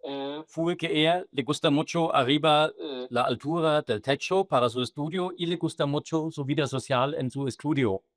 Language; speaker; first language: Spanish; non-native, fluent; German